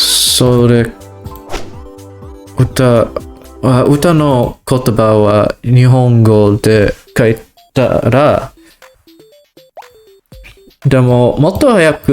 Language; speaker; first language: Japanese; non-native, learner; English